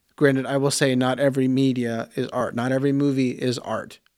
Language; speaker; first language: English; early bilingual, other home language; Plautdietsch